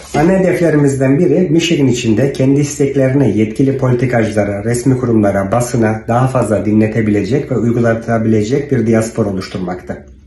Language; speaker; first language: Turkish; native; Turkish